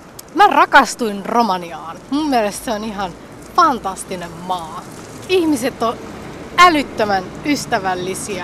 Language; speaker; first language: Finnish; early bilingual, other home language; Somali